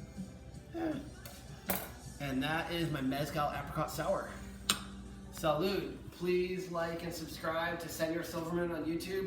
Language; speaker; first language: English; native; English